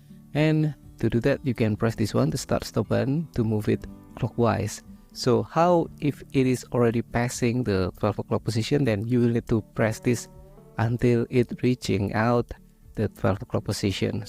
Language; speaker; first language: English; non-native, fluent; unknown